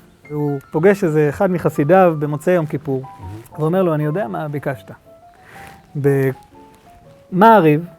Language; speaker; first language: Hebrew; native; Hebrew